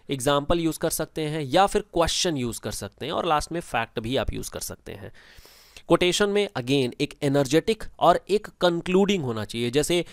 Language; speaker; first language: Hindi; native; Hindi